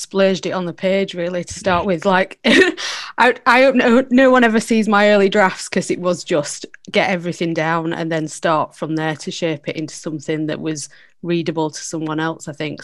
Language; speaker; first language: English; native; English